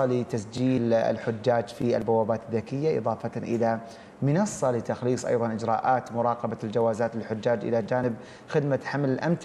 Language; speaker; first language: Arabic; native; Arabic